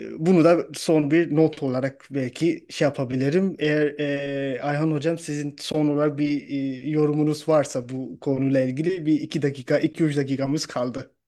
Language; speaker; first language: Turkish; non-native, fluent; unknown